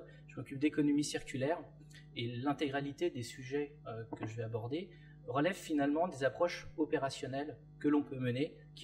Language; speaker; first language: French; native; French